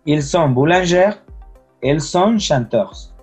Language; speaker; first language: French; non-native, learner; Spanish